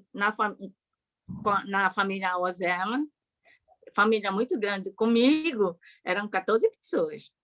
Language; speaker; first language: Portuguese; early bilingual, other home language; Japanese